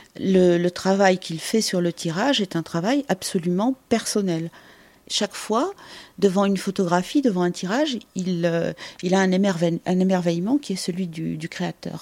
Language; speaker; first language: French; native; French